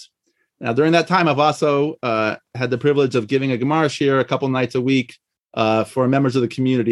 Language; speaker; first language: English; native; English